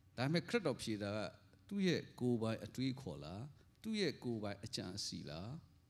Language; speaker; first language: Burmese; non-native, local second language; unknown